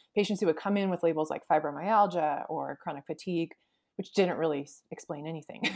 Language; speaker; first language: English; native; English